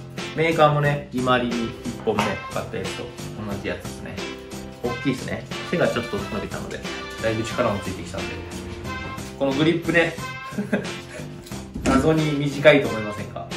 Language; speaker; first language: Japanese; native; Japanese